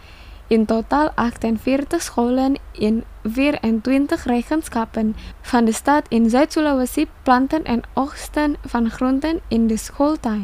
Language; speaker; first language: Dutch; non-native, fluent; Indonesian